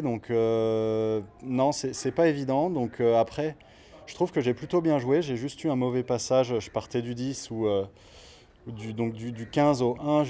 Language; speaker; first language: French; native; French